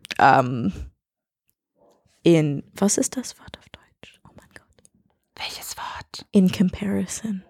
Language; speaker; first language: German; non-native, learner; English